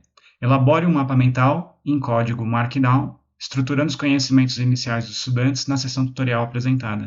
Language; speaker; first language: Portuguese; native; Portuguese